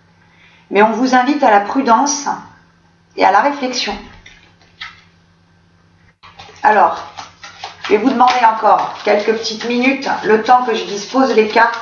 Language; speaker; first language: French; native; French